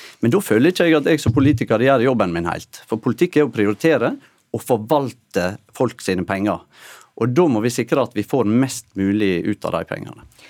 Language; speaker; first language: Norwegian; native; Norwegian